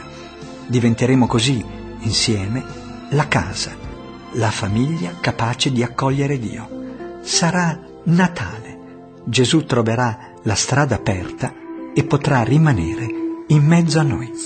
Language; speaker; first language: Italian; native; Italian